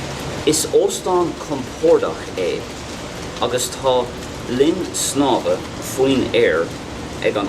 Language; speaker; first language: Irish; non-native, local second language; English